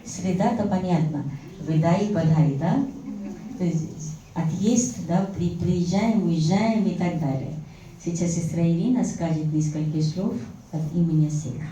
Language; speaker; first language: Russian; non-native, fluent; Hindi